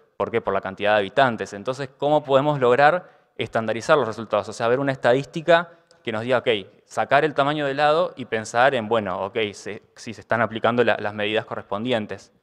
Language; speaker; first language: Spanish; native; Spanish